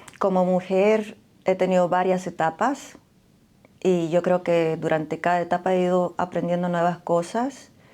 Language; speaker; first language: Spanish; native; Spanish